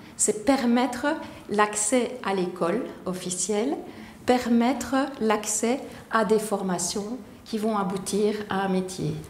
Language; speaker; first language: French; native; French